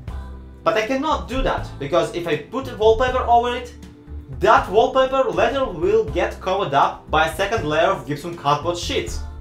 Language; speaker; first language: English; non-native, fluent; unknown